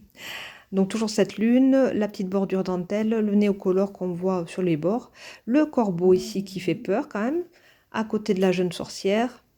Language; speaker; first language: French; native; French